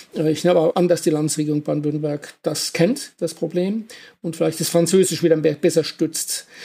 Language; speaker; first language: German; native; German